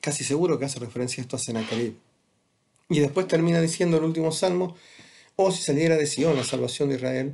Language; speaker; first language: Spanish; native; Spanish